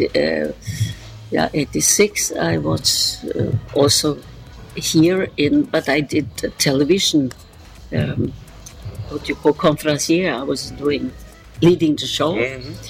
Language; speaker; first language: English; non-native, learner; Norwegian